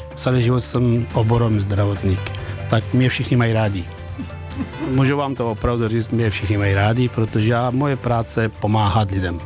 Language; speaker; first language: Czech; non-native, fluent; Persian